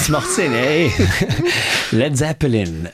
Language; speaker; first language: German; native; German